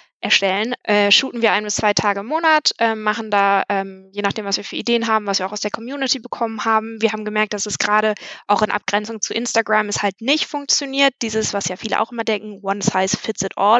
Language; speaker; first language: German; native; German